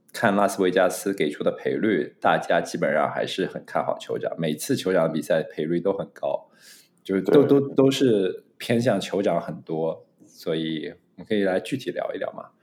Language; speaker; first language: Chinese; native; Chinese